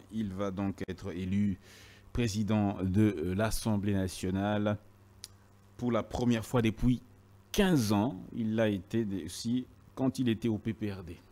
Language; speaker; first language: French; non-native, local second language; Lingala